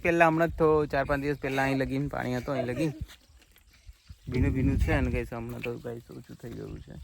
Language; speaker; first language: Gujarati; non-native, local second language; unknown